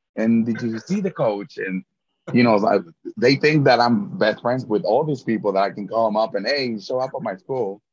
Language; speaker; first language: English; early bilingual, other home language; Spanish